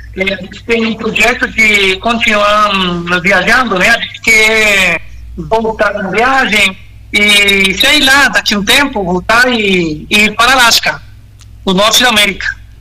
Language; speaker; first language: Portuguese; non-native, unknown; Spanish